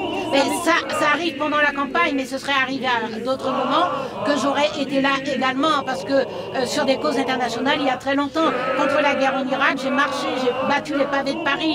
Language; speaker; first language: French; native; French